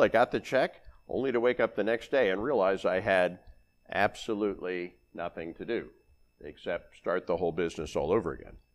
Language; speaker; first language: English; native; English